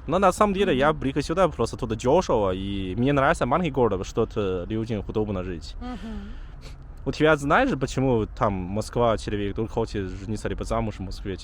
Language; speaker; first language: Russian; non-native, learner; Chinese